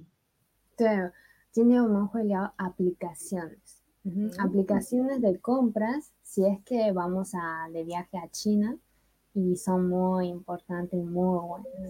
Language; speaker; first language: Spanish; non-native, fluent; Chinese